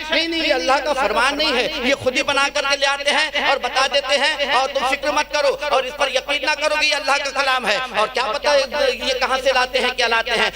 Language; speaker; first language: Urdu; native; Urdu